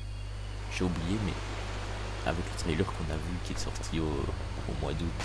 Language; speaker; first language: French; native; French